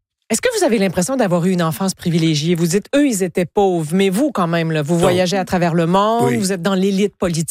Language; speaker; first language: French; native; French